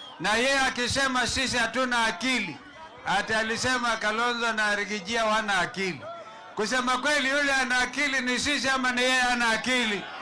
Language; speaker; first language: Swahili; non-native, local second language; Kamba